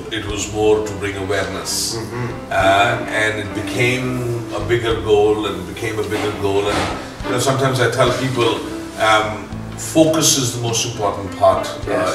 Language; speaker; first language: English; non-native, local second language; Punjabi